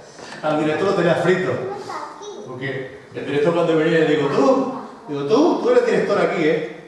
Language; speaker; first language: Spanish; native; Spanish